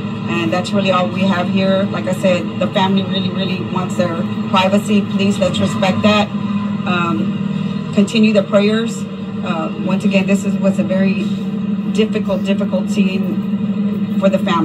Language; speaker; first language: English; early bilingual, other home language; Spanish